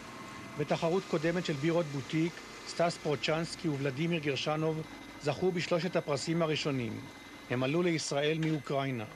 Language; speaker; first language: Hebrew; native; Hebrew